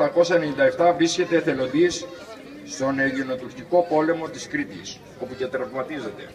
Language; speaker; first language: Greek; native; Greek